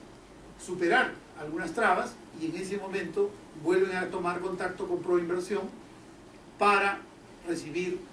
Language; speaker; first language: Spanish; native; Spanish